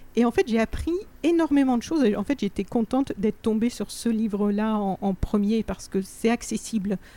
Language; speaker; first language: French; native; French